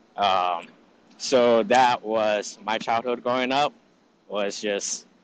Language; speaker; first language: English; early bilingual, other home language; Akan